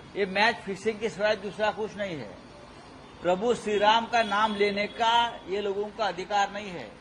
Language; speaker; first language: Hindi; non-native, local second language; Marathi